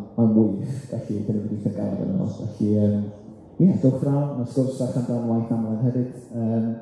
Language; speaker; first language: Welsh; native; Welsh